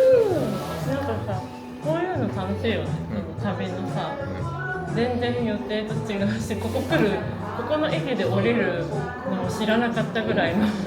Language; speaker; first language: Japanese; native; Japanese